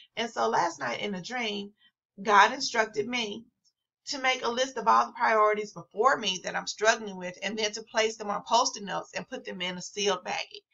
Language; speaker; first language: English; native; English